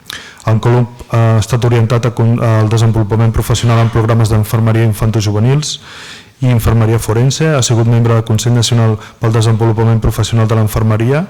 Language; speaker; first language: Catalan; native; Catalan